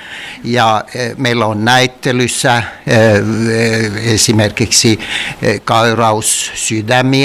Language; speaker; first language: Finnish; non-native, local second language; Swedish